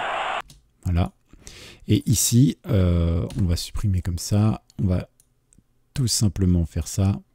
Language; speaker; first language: French; native; French